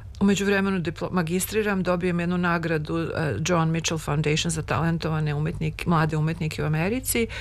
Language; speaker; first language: Serbian; native; Serbian